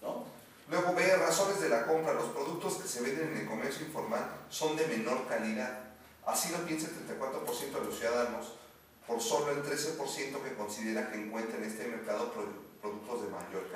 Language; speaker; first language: Spanish; native; Spanish